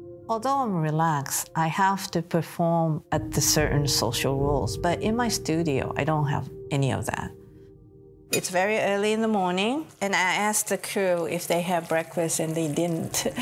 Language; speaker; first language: English; non-native, fluent; Japanese